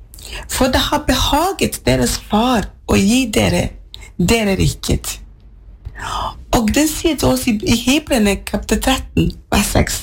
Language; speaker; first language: Norwegian; non-native, fluent; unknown